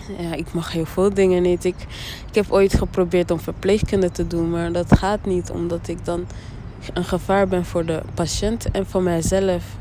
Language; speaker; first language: Dutch; early bilingual, other home language; Rundi